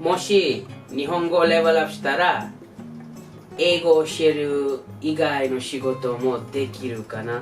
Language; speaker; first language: Japanese; non-native, learner; English